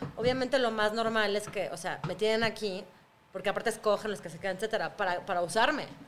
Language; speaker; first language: Spanish; early bilingual, other home language; Russian